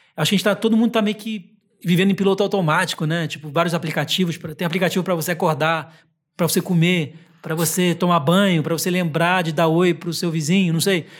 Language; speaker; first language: Portuguese; early bilingual, heritage; Portuguese